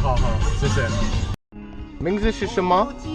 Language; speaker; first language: Chinese; non-native, learner; English